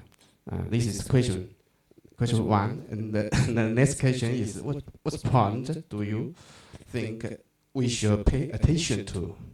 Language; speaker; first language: English; non-native, learner; Chinese